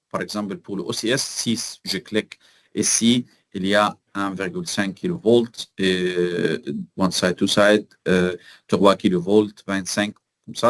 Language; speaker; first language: French; non-native, learner; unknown